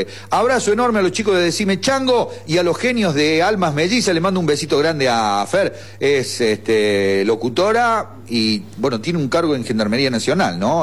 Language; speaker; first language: Spanish; native; Spanish